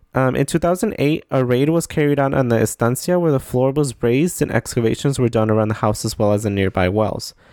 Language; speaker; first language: English; native; English